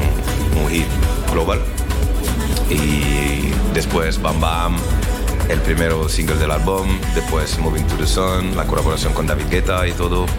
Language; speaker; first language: Spanish; non-native, learner; French